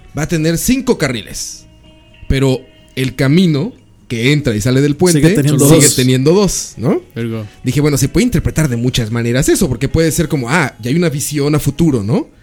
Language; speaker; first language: Spanish; native; Spanish